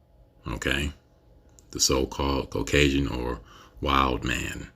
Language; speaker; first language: English; native; English